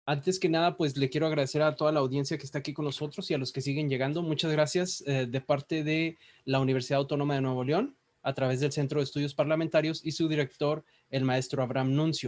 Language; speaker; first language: Spanish; native; Spanish